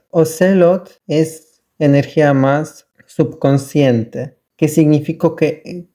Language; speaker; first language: Spanish; non-native, learner; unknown